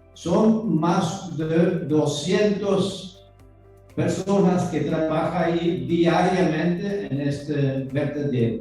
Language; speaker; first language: Spanish; non-native, fluent; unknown